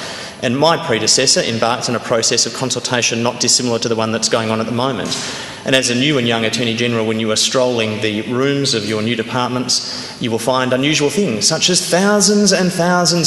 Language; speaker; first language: English; native; English